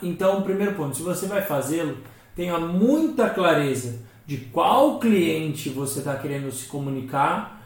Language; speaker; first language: Portuguese; native; Portuguese